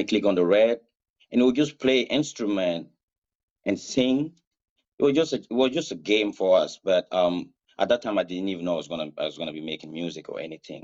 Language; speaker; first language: English; non-native, fluent; Mossi